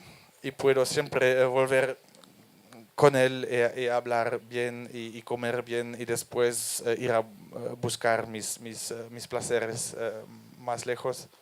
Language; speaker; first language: Spanish; non-native, fluent; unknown